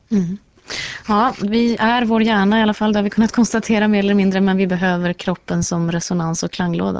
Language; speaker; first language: Swedish; native; Swedish